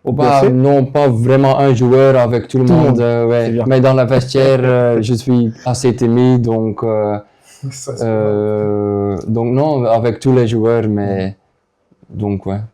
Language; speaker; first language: French; non-native, local second language; Dutch